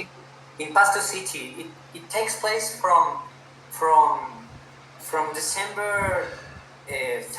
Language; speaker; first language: English; non-native, fluent; Spanish